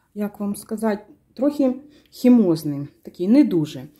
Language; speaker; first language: Ukrainian; non-native, local second language; Russian